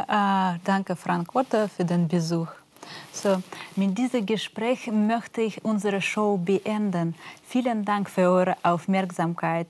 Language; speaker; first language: German; non-native, learner; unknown